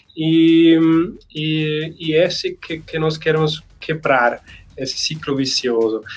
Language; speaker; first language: Portuguese; non-native, learner; German